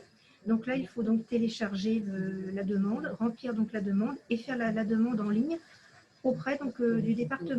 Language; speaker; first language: French; native; French